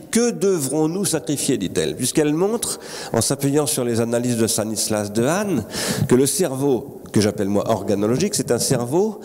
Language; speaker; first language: French; native; French